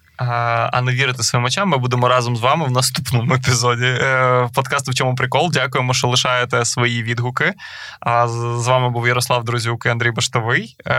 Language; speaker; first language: Ukrainian; native; Ukrainian